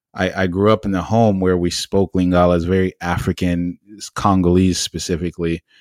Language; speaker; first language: English; early bilingual, other home language; Lingala